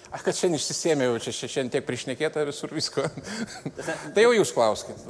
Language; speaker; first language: Lithuanian; native; Lithuanian